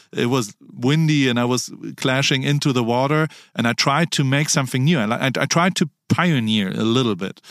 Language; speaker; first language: English; non-native, fluent; German